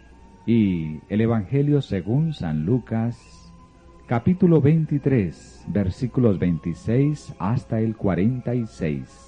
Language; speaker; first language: Spanish; native; Spanish